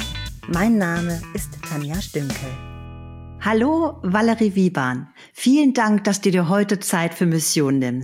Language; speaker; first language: German; native; German